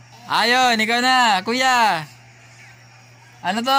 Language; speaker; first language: Filipino; native; Filipino